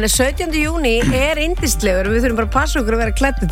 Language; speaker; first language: Icelandic; native; Icelandic